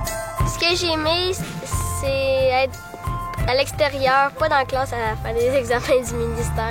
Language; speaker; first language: French; native; French